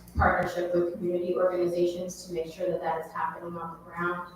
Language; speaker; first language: English; native; English